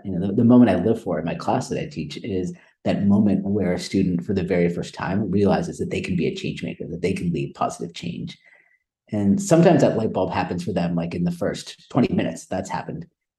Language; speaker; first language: English; native; English